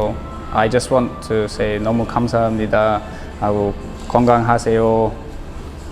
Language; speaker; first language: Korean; non-native, learner; English